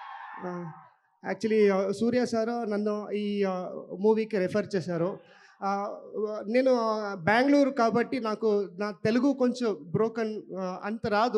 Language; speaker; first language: Telugu; non-native, local second language; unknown